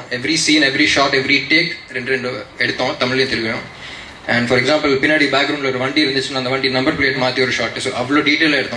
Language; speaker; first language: Tamil; non-native, local second language; Telugu